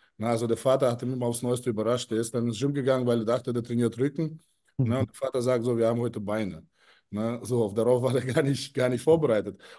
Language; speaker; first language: German; early bilingual, other home language; Russian